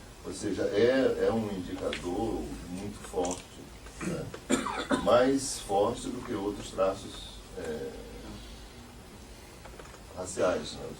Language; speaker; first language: Portuguese; native; Portuguese